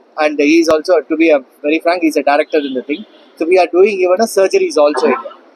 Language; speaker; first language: English; non-native, local second language; Tamil